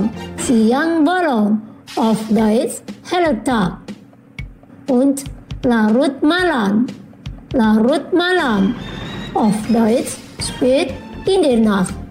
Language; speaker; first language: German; non-native, fluent; Indonesian